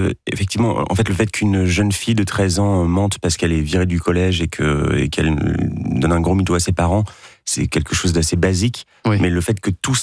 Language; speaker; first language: French; native; French